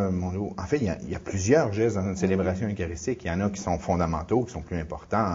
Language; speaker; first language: French; native; French